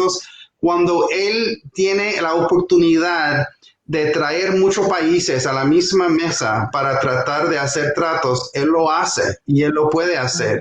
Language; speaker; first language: Spanish; non-native, fluent; English